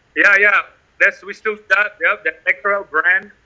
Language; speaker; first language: English; non-native, fluent; Indonesian